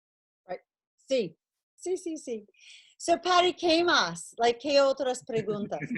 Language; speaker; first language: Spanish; non-native, learner; English